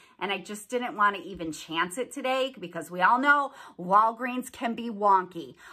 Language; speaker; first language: English; native; English